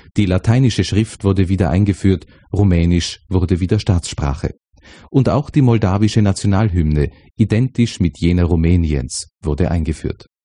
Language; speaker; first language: German; native; German